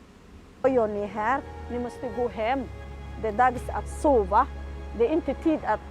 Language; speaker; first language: Swedish; non-native, learner; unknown